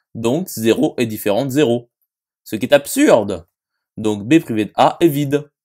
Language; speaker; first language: French; native; French